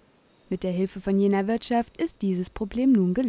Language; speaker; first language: German; native; German